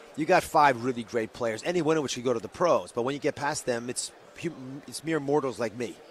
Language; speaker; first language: English; native; English